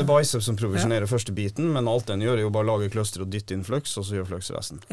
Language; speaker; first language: Norwegian; native; Norwegian